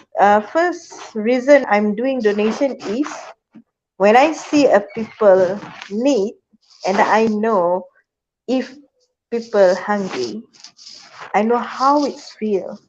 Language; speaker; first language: English; non-native, fluent; Malay